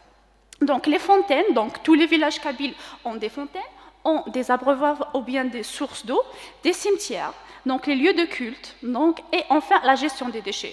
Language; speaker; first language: French; non-native, local second language; Kabyle